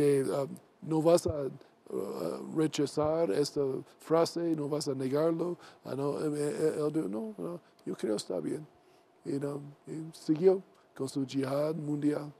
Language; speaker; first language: Spanish; non-native, learner; English